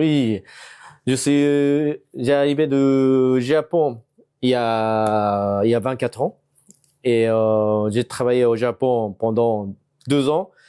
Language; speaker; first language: French; non-native, fluent; Japanese